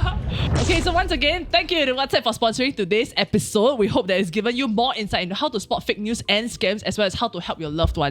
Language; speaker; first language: English; native; English